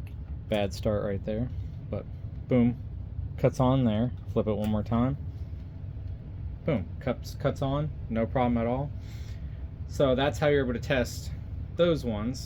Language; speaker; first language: English; native; English